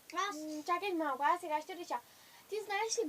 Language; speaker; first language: Bulgarian; non-native, local second language; Turkish